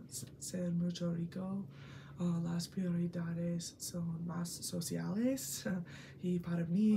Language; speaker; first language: Spanish; non-native, learner; English